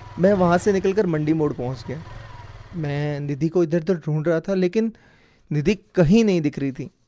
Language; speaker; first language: Hindi; native; Hindi